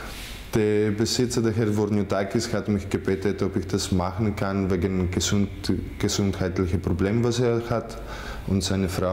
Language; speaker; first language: German; non-native, fluent; Greek